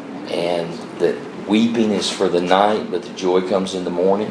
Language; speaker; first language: English; native; English